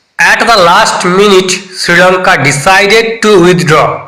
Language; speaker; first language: English; non-native, local second language; Bangla